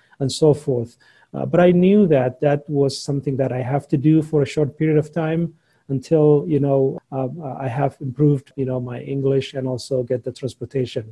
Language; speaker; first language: English; non-native, fluent; Somali